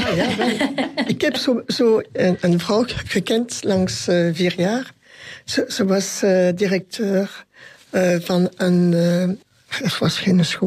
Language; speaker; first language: Dutch; non-native, local second language; French